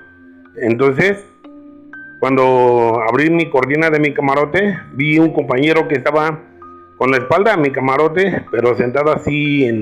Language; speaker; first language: Spanish; native; Spanish